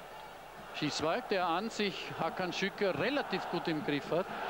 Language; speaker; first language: German; native; German